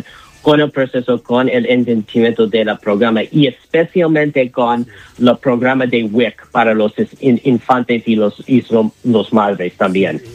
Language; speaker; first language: Spanish; non-native, learner; English